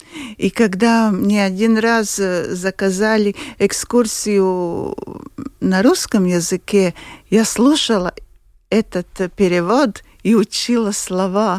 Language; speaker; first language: Russian; non-native, local second language; Latvian